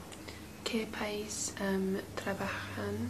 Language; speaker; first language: Spanish; non-native, learner; English